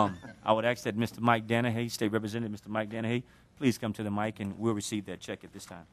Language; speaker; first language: English; native; English